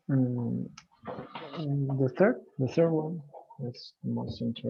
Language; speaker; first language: English; non-native, learner; Spanish